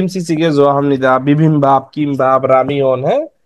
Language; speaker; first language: Korean; non-native, fluent; Bangla